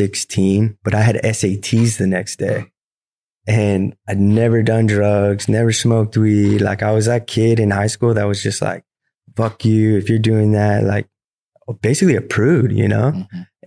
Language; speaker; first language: English; native; English